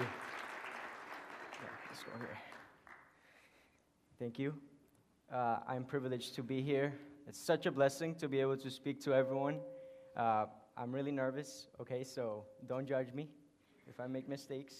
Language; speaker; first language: English; non-native, fluent; Spanish